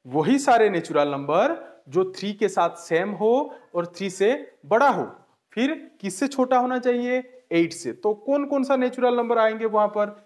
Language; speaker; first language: Hindi; non-native, local second language; Bangla